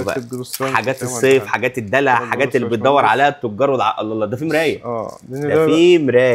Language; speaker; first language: Arabic; native; Arabic